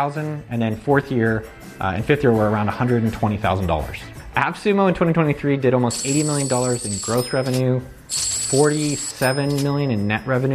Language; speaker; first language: English; native; English